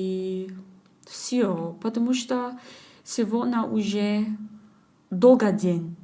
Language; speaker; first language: Russian; non-native, learner; English